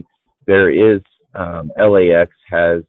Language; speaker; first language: English; native; English